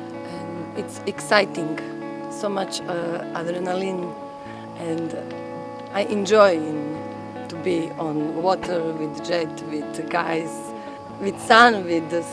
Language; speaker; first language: English; non-native, learner; Croatian